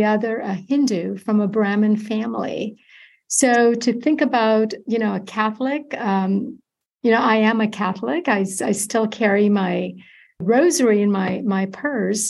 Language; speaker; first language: English; non-native, local second language; Malayalam